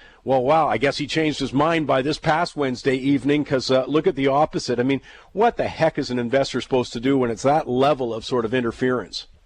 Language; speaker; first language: English; native; English